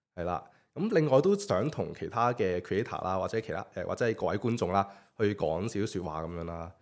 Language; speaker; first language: Cantonese; native; Cantonese